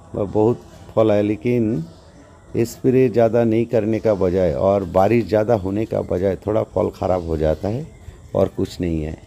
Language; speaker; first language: Hindi; non-native, local second language; Bangla